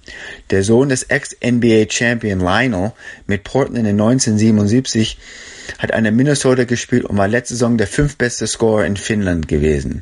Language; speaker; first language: German; native; German